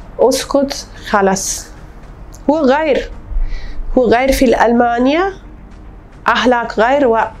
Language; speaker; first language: Arabic; non-native, learner; German